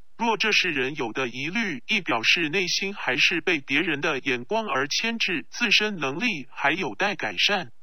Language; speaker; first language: Chinese; non-native, local second language; Cantonese